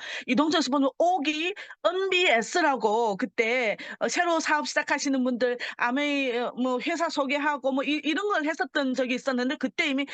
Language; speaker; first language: Korean; early bilingual, heritage; Korean